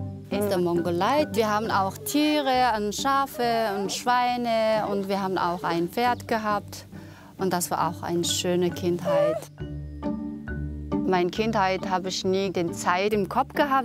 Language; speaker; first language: German; non-native, fluent; Mongolian